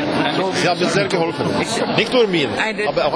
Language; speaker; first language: German; non-native, fluent; Czech